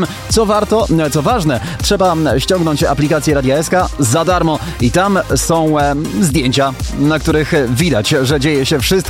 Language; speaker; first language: Polish; native; Polish